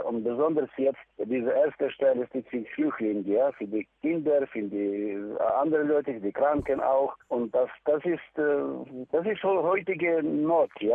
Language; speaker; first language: German; non-native, learner; Ukrainian